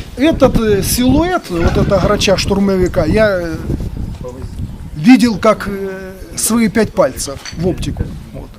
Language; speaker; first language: Russian; native; Russian